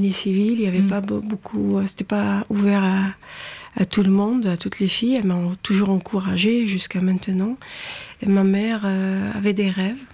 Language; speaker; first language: French; non-native, local second language; Arabic